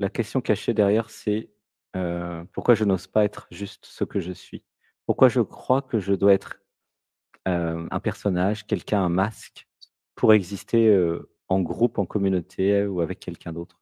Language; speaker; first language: French; native; French